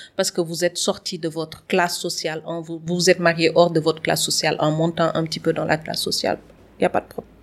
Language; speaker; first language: French; non-native, local second language; Wolof